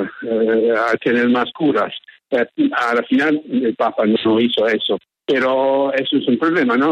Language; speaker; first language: Spanish; early bilingual, heritage; English